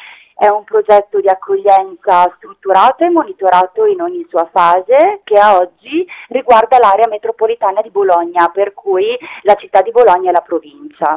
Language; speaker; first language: Italian; native; Italian